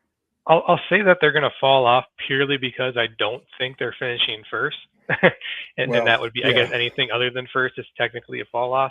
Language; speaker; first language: English; native; English